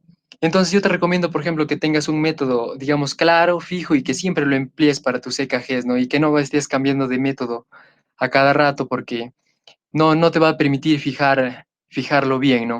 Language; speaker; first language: Spanish; native; Spanish